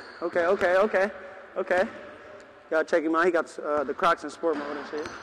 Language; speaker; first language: English; native; English